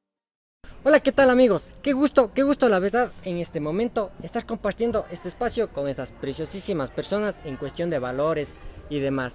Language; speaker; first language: Spanish; native; Spanish